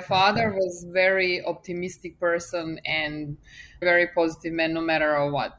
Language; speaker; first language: English; non-native, fluent; Serbian